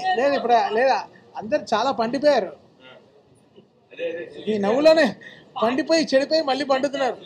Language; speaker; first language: Telugu; native; Telugu